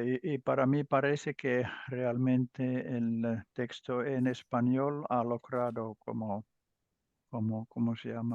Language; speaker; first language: Spanish; non-native, learner; Finnish